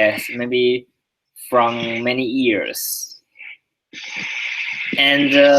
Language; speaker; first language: English; non-native, learner; Chinese